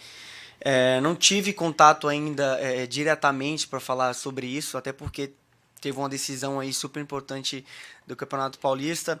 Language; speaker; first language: Portuguese; native; Portuguese